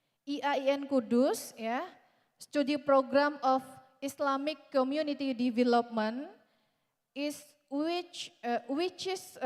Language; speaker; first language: English; non-native, learner; Indonesian